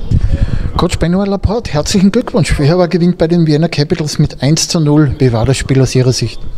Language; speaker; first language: German; native; German